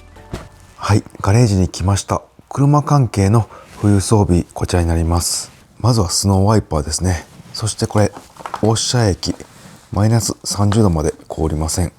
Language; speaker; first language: Japanese; native; Japanese